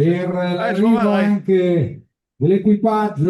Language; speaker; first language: Italian; native; Italian